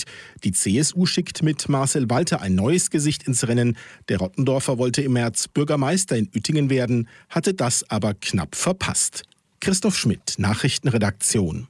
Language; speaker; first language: German; native; German